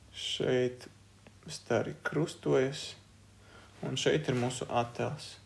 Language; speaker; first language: Latvian; non-native, local second language; Russian